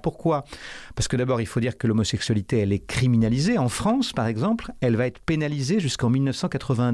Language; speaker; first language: French; native; French